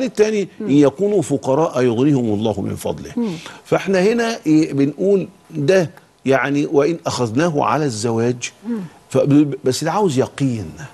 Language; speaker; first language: Arabic; native; Arabic